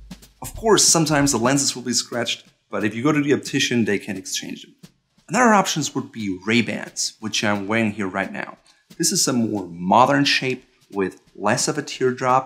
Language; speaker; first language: English; non-native, fluent; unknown